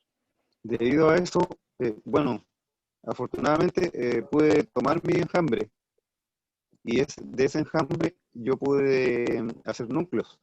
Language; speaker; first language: Spanish; native; Spanish